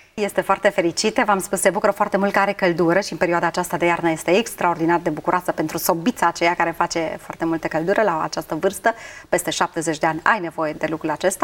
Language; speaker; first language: Romanian; native; Romanian